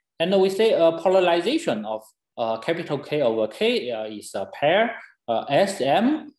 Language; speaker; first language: English; non-native, fluent; Chinese